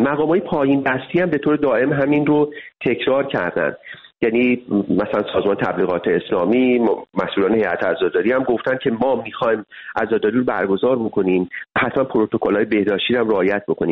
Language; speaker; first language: Persian; native; Persian